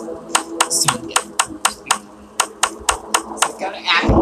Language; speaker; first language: English; native; English